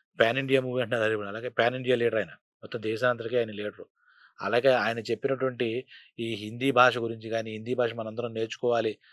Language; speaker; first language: Telugu; native; Telugu